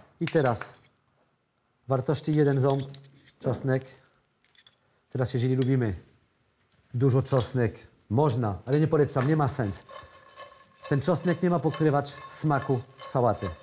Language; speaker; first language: Polish; non-native, learner; French